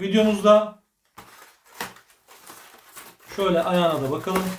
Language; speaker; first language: Turkish; native; Turkish